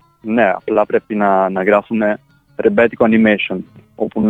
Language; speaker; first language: Greek; non-native, fluent; Italian